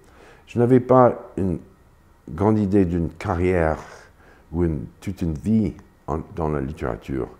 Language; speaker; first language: French; non-native, fluent; English